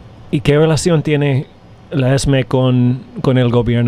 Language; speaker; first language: Spanish; non-native, fluent; English